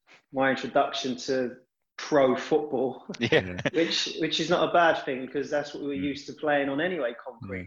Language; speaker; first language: English; native; English